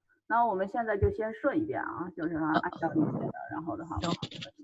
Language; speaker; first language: Chinese; native; Chinese